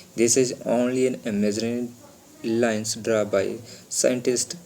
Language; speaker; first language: English; non-native, local second language; Punjabi